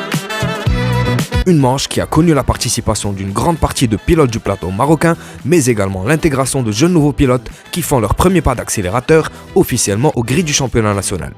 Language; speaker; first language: French; non-native, local second language; Arabic